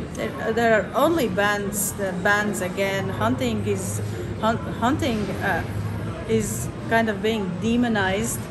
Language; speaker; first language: English; non-native, fluent; Latvian